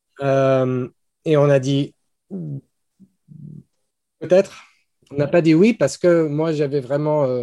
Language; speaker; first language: French; non-native, fluent; English